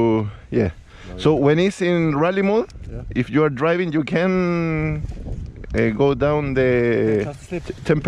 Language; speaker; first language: English; non-native, learner; Spanish